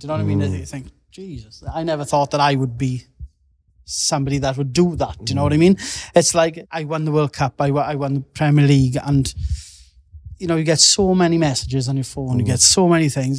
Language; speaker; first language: English; native; English